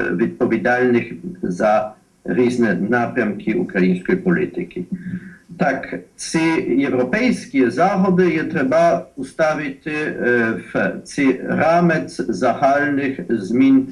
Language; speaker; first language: Ukrainian; non-native, fluent; Polish